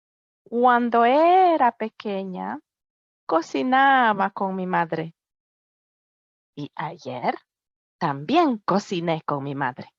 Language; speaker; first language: Spanish; non-native, fluent; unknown